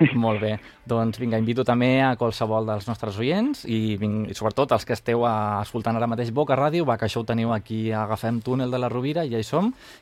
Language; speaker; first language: Catalan; native; Catalan